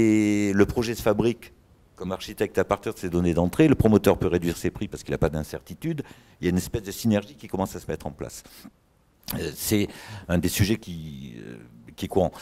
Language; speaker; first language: French; native; French